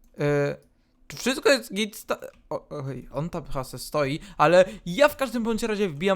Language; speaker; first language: Polish; native; Polish